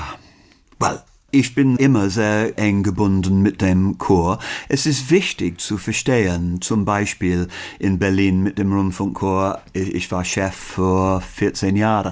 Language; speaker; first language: German; non-native, learner; English